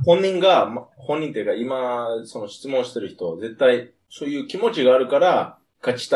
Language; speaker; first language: Japanese; non-native, fluent; English